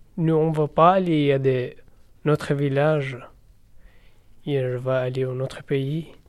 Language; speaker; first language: French; non-native, learner; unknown